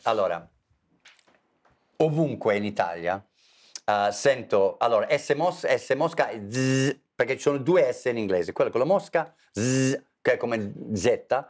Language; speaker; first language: Italian; non-native, fluent; English